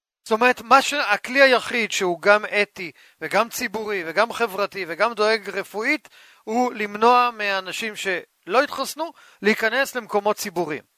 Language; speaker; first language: Hebrew; native; Hebrew